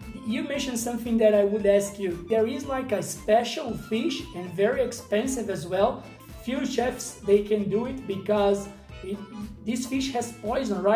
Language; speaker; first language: English; non-native, fluent; Portuguese